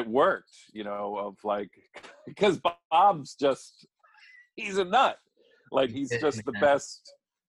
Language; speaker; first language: English; native; English